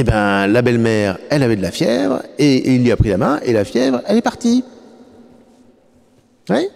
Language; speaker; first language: French; native; French